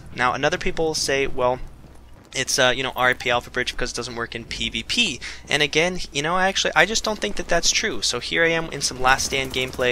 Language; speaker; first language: English; native; English